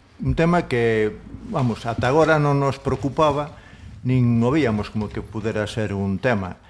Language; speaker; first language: Galician; non-native, local second language; Spanish